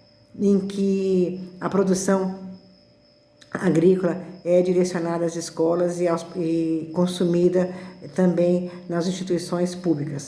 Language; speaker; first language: Portuguese; native; Portuguese